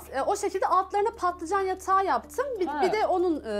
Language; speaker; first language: Turkish; native; Turkish